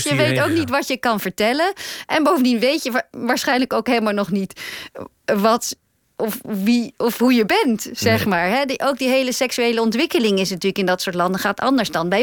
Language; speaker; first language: Dutch; native; Dutch